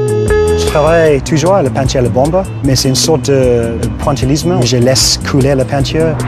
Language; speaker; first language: French; non-native, fluent; English